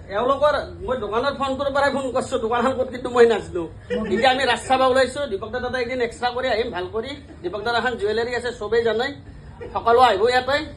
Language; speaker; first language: Assamese; native; Assamese